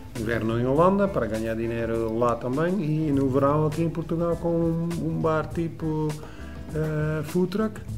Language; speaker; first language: Portuguese; non-native, learner; Dutch